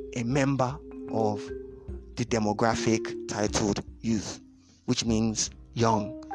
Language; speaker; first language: English; non-native, local second language; Yoruba